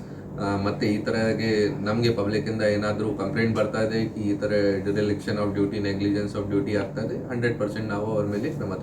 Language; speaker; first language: Kannada; non-native, fluent; Hindi